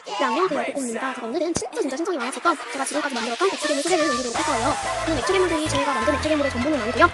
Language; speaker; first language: Korean; native; Korean